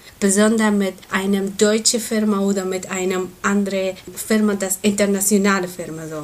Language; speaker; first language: German; non-native, learner; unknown